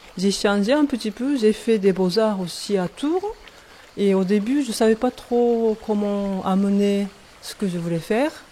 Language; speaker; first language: French; non-native, fluent; Japanese